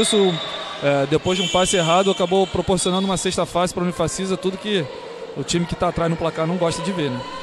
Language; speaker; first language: Portuguese; native; Portuguese